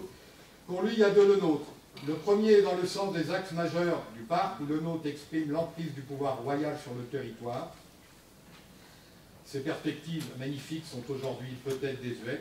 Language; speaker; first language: French; native; French